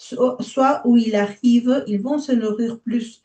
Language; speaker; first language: French; non-native, fluent; Spanish